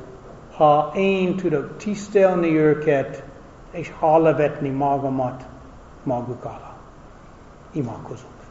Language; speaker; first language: Hungarian; non-native, fluent; English